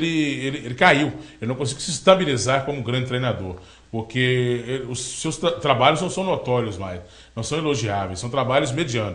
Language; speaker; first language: Portuguese; native; Portuguese